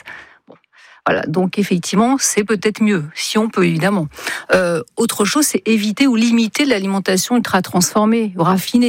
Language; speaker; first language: French; native; French